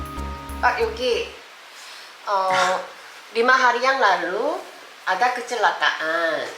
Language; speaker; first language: Indonesian; non-native, learner; Korean